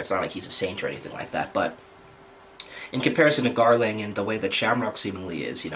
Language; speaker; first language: English; native; English